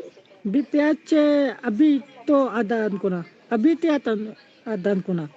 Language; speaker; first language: Italian; non-native, learner; Bangla